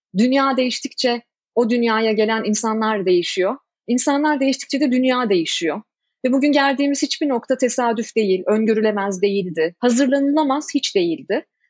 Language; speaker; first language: Turkish; native; Turkish